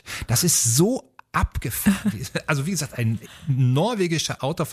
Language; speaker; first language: German; native; German